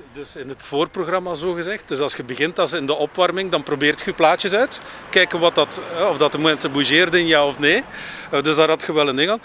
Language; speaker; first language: Dutch; native; Dutch